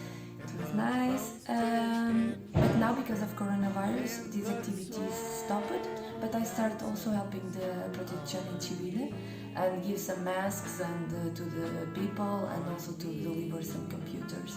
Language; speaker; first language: English; non-native, fluent; Portuguese